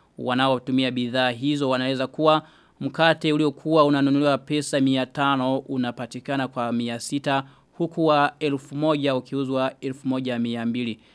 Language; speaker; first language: Swahili; non-native, local second language; Rundi